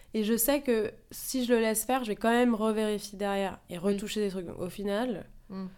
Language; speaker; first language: French; native; French